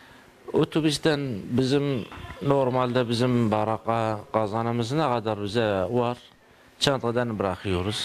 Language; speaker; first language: Turkish; non-native, learner; Arabic